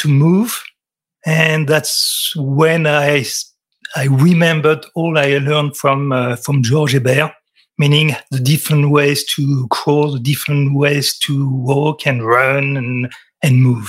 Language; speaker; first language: English; non-native, fluent; French